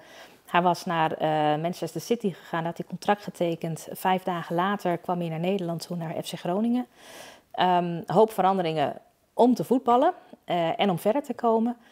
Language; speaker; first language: Dutch; native; Dutch